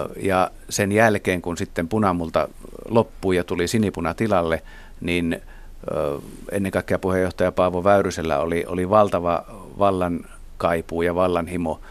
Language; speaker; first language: Finnish; native; Finnish